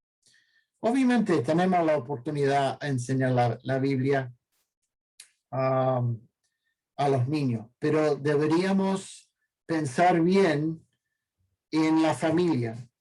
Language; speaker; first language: Spanish; non-native, fluent; English